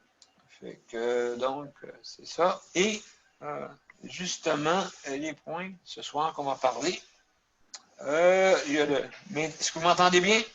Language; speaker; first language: French; native; French